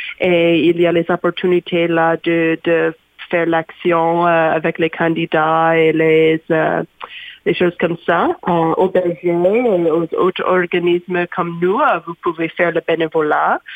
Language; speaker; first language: French; non-native, learner; English